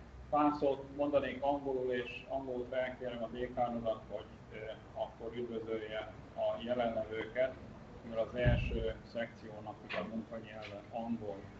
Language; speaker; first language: Hungarian; native; Hungarian